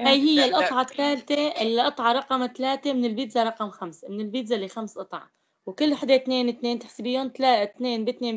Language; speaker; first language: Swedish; non-native, learner; Arabic